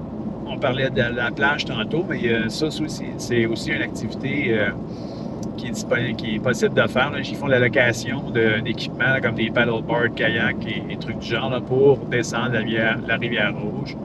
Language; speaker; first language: French; native; French